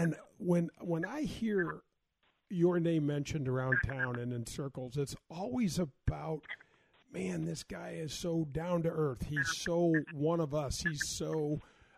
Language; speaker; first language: English; native; English